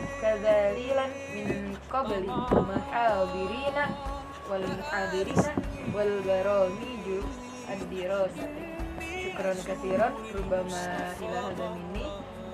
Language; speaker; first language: Arabic; non-native, learner; Indonesian